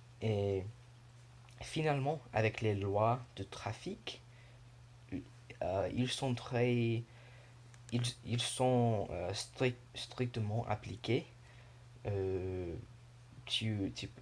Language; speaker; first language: French; non-native, learner; English